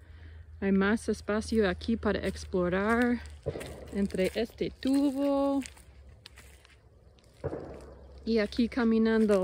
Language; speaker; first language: Spanish; non-native, learner; English